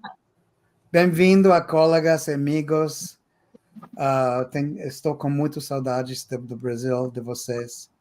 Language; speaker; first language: Portuguese; non-native, fluent; English